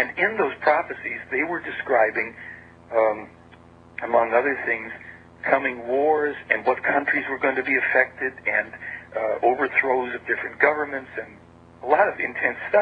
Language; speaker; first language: English; native; English